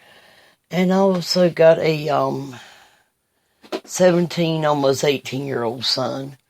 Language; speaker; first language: English; native; English